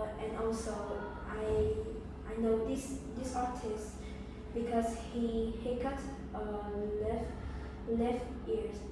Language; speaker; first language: English; non-native, learner; Vietnamese